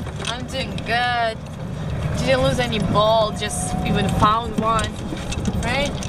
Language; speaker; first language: English; non-native, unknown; Russian